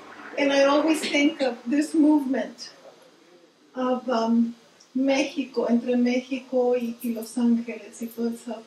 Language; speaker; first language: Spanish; early bilingual, heritage; Spanish